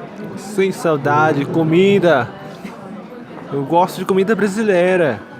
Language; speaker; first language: Portuguese; non-native, learner; Korean